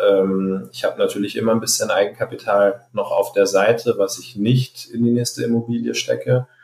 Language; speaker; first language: German; non-native, fluent; Arabic